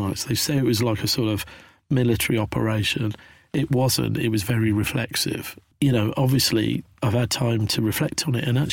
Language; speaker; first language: English; native; English